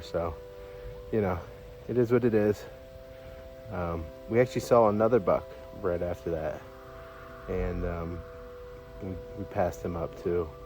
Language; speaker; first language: English; native; English